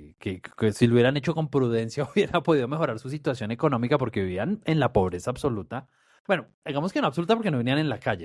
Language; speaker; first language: Spanish; native; Spanish